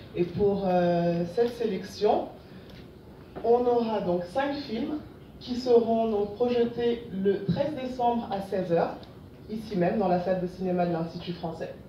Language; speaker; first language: French; non-native, local second language; Wolof